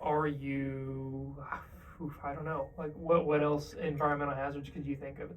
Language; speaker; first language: English; native; English